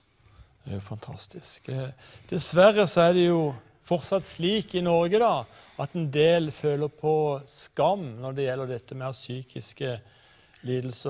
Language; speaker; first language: Norwegian; native; Norwegian